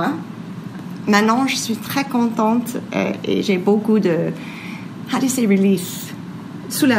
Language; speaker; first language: French; non-native, local second language; English